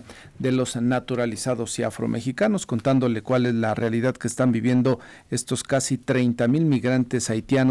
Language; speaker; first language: Spanish; native; Spanish